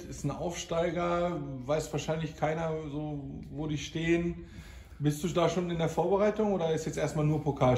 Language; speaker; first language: German; native; German